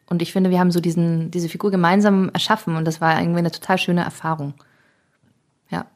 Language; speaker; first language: German; early bilingual, other home language; English